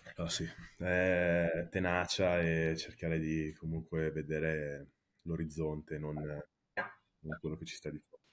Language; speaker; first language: Italian; early bilingual, heritage; Italian